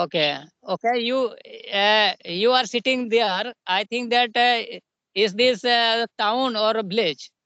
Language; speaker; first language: English; non-native, learner; Hindi